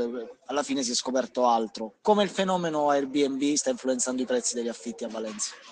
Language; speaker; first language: Italian; native; Italian